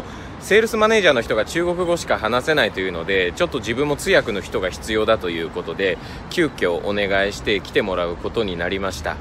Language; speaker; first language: Japanese; native; Japanese